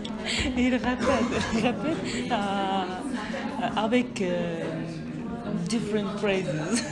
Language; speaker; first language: French; non-native, learner; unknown